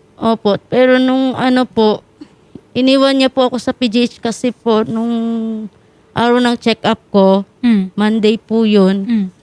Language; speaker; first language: Filipino; native; Filipino